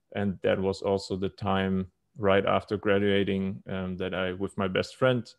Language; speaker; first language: English; non-native, fluent; German